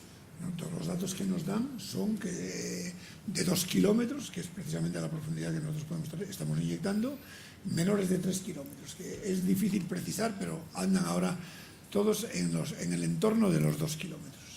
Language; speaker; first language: Spanish; native; Spanish